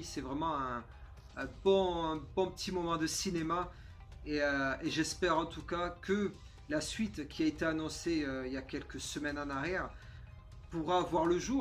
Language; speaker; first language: French; native; French